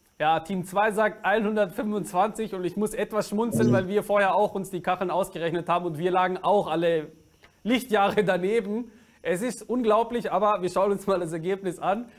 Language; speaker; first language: German; native; German